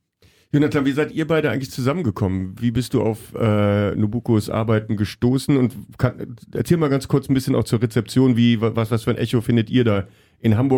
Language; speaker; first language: German; native; German